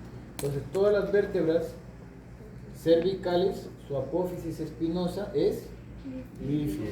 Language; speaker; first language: Spanish; native; Spanish